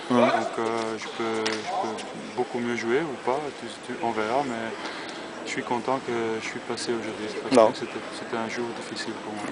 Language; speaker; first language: French; non-native, learner; Dutch